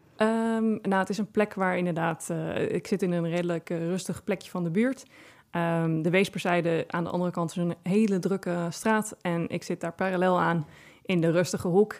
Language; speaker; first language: Dutch; native; Dutch